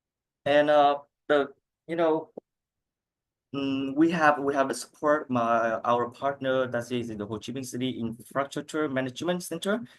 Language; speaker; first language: English; non-native, learner; Vietnamese